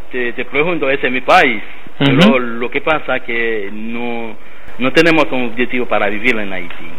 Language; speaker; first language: Spanish; non-native, learner; Haitian Creole